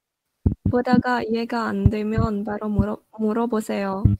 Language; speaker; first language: Korean; non-native, learner; Indonesian